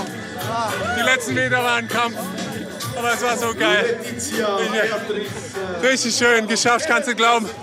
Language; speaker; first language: German; native; German